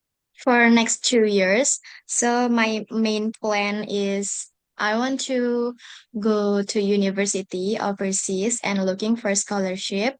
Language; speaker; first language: English; non-native, learner; Indonesian